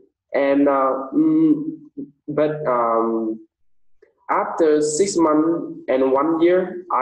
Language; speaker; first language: English; non-native, fluent; Vietnamese